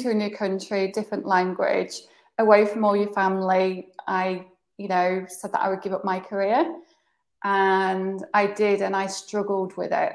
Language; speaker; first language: English; native; English